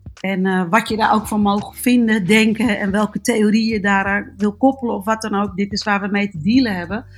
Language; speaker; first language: Dutch; native; Dutch